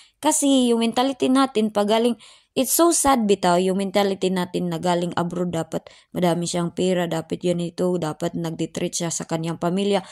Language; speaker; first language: Filipino; non-native, local second language; Cebuano